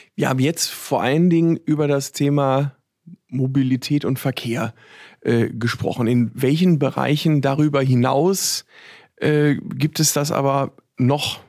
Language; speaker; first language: German; native; German